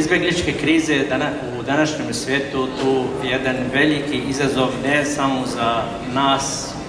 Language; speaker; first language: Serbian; non-native, fluent; Arabic